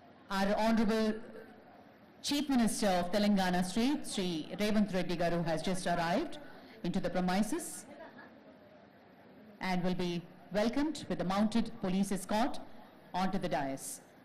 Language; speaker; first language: English; non-native, local second language; Telugu